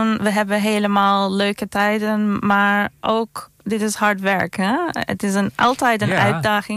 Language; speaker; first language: Dutch; non-native, fluent; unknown